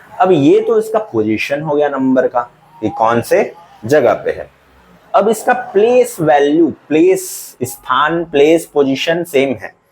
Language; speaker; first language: Hindi; native; Hindi